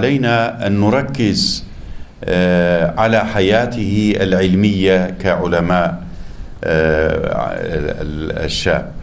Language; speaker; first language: Arabic; non-native, fluent; Turkish